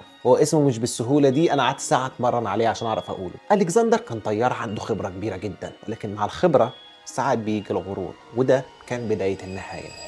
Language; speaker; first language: Arabic; native; Arabic